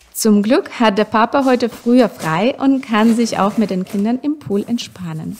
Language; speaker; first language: German; non-native, fluent; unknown